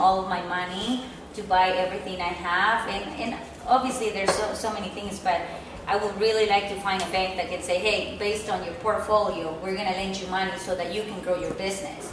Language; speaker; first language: English; non-native, fluent; Spanish